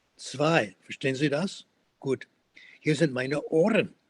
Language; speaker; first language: German; non-native, fluent; English